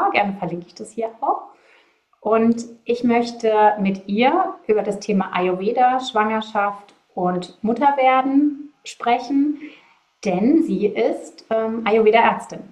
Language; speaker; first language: German; native; German